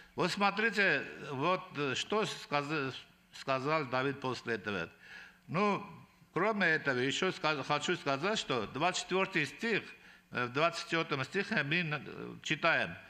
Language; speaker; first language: Russian; non-native, local second language; Armenian